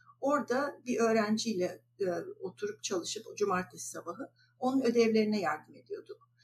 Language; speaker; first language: Turkish; native; Turkish